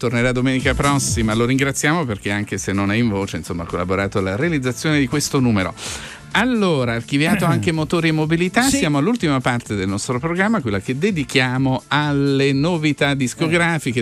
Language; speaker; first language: Italian; native; Italian